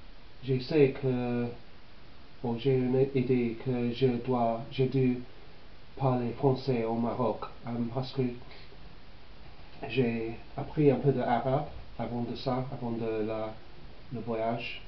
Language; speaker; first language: French; non-native, learner; English